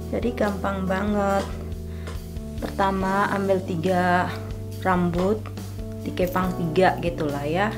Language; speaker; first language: English; non-native, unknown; Indonesian